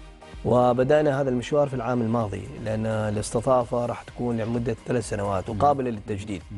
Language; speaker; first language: Arabic; native; Arabic